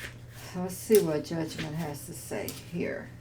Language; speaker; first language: English; native; English